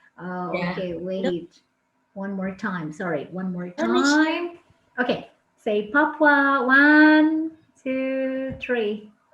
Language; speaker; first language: English; non-native, fluent; Indonesian